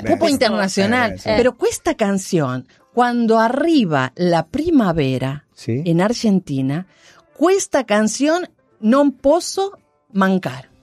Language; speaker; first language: Italian; non-native, learner; Spanish